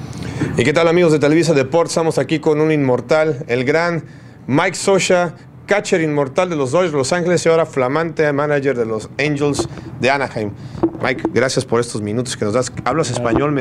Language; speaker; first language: Spanish; native; Spanish